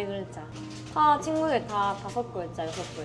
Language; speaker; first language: Korean; non-native, fluent; Japanese